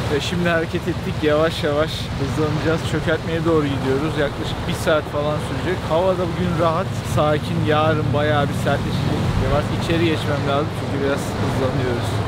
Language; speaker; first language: Turkish; native; Turkish